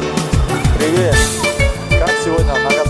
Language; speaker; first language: Russian; non-native, fluent; Tajik